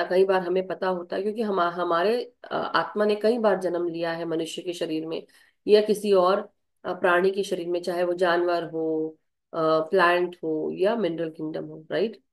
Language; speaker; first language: Hindi; native; Hindi